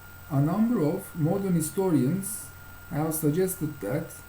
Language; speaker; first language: English; non-native, fluent; Turkish